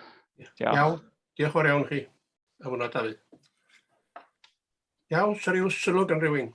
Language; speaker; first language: Welsh; native; Welsh